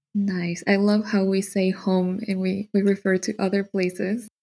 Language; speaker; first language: English; non-native, fluent; Spanish